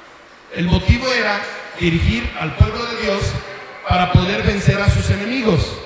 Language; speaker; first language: Spanish; native; Spanish